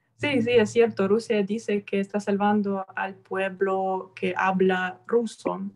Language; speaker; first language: Spanish; non-native, fluent; Russian